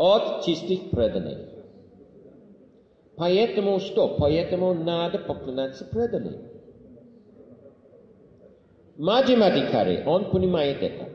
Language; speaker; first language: Russian; non-native, fluent; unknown